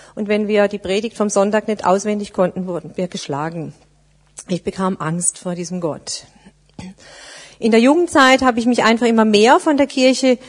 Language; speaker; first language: German; native; German